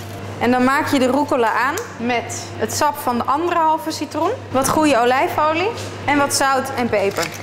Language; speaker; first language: Dutch; non-native, fluent; Italian